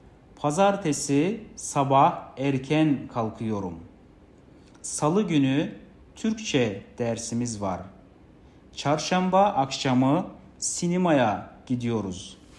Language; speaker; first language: Turkish; non-native, fluent; Kazakh